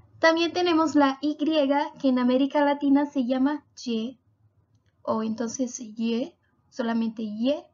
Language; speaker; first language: Spanish; non-native, fluent; Portuguese